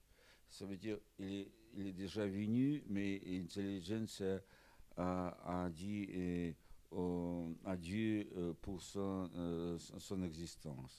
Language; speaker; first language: French; non-native, fluent; Russian